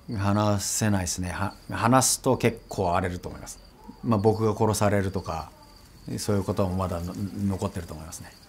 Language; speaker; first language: Japanese; native; Japanese